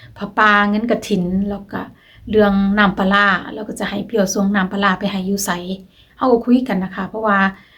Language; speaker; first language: Thai; native; Thai